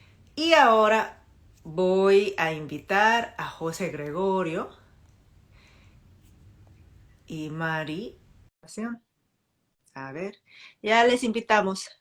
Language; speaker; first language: Spanish; non-native, fluent; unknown